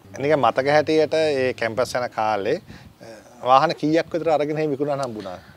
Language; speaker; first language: Sinhala; native; Sinhala